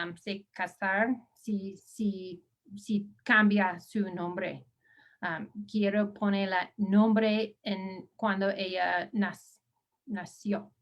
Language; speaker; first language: Spanish; non-native, learner; English